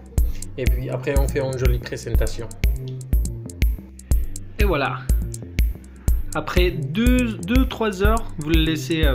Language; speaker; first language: French; non-native, fluent; Spanish